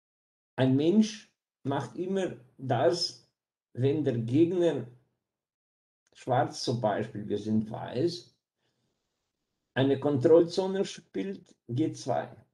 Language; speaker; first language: German; non-native, fluent; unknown